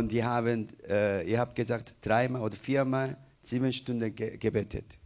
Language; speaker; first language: German; non-native, fluent; Korean